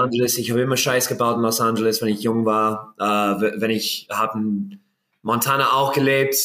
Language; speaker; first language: German; non-native, learner; English